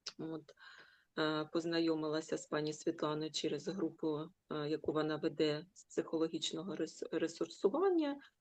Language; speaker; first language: Ukrainian; non-native, local second language; Russian